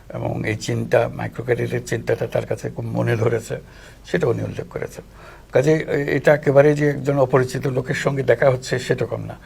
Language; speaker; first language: Bangla; native; Bangla